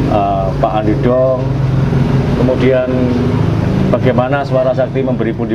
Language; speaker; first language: Indonesian; native; Indonesian